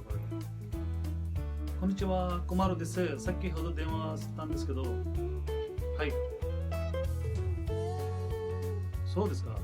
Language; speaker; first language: Japanese; non-native, fluent; Hindi